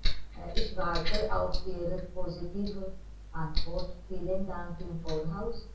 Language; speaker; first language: German; non-native, learner; Hindi